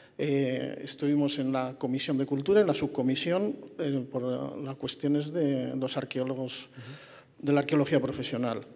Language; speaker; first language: Spanish; native; Spanish